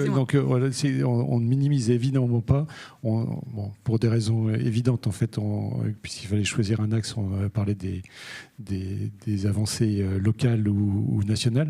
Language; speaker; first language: French; native; French